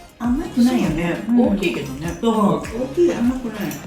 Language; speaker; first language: Japanese; non-native, learner; Thai